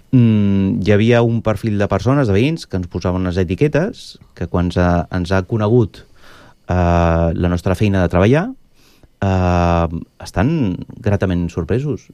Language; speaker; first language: Catalan; non-native, local second language; Spanish